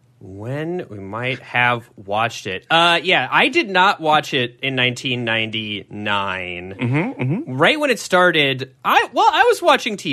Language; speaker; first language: English; native; English